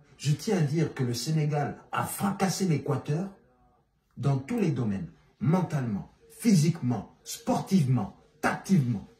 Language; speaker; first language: French; non-native, local second language; Bambara